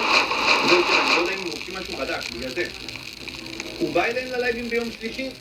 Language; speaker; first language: Hebrew; native; Hebrew